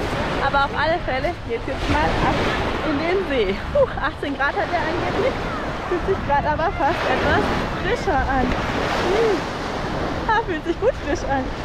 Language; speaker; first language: German; native; German